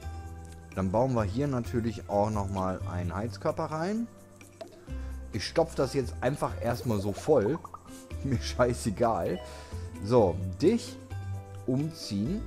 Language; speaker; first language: German; native; German